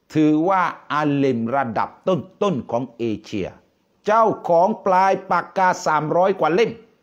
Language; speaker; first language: Thai; non-native, local second language; Pattani Malay